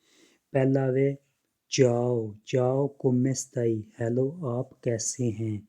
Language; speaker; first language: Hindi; non-native, local second language; Punjabi